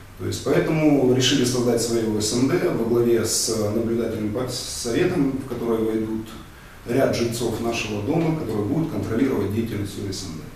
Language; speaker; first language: Russian; native; Russian